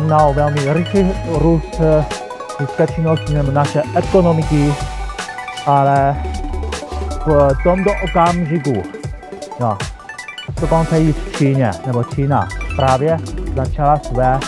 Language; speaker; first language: Czech; non-native, learner; Chinese